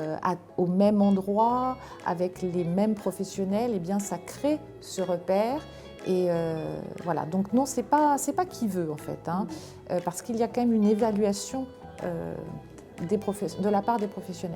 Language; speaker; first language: French; native; French